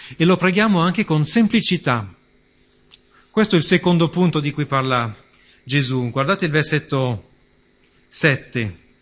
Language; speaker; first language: Italian; non-native, fluent; French